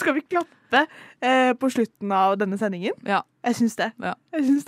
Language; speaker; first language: Norwegian; native; Norwegian